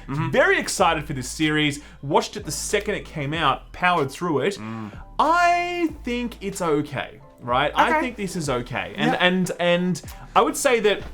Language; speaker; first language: English; native; English